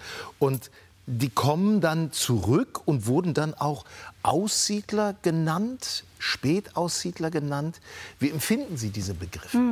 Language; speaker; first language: German; native; German